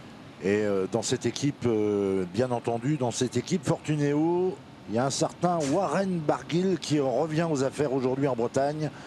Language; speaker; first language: French; native; French